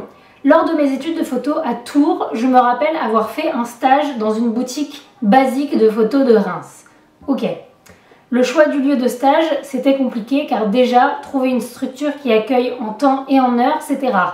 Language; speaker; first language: French; native; French